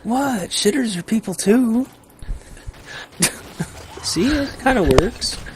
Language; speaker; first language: English; native; English